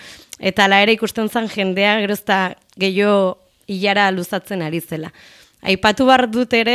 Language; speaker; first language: Basque; native; Basque